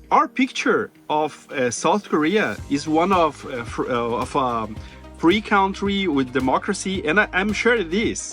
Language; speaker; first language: English; non-native, fluent; Portuguese